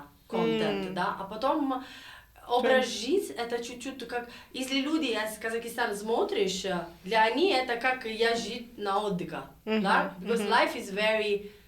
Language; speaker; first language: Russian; non-native, learner; Italian